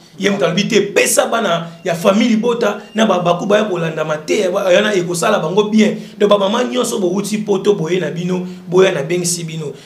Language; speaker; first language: Lingala; native; Lingala